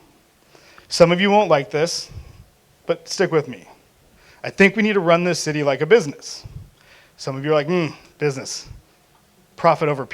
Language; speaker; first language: English; native; English